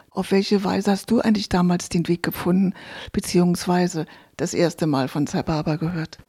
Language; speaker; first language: German; native; German